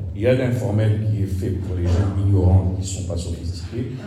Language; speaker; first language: French; non-native, local second language; Arabic